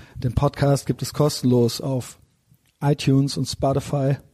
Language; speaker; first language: German; native; German